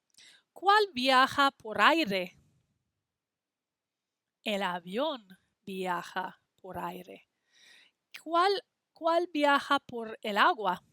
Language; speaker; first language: Spanish; non-native, fluent; English